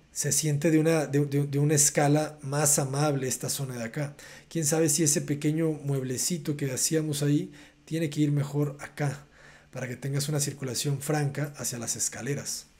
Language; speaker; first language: Spanish; native; Spanish